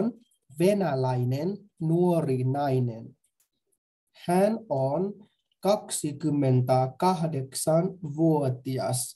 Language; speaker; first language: Finnish; non-native, fluent; Burmese